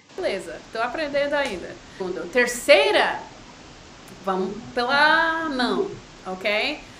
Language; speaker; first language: Portuguese; non-native, fluent; English